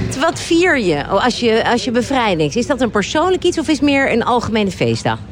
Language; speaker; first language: Dutch; native; Dutch